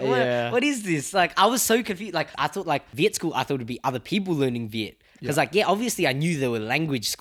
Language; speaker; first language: English; non-native, local second language; Vietnamese